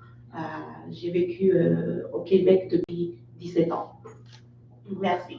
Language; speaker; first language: French; non-native, local second language; Kinyarwanda